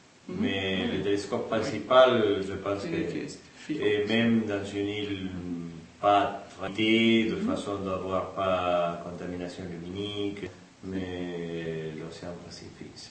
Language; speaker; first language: French; non-native, fluent; Spanish